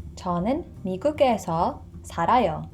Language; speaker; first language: Korean; non-native, fluent; English